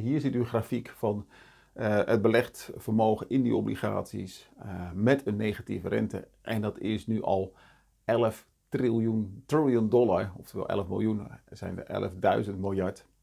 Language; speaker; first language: Dutch; native; Dutch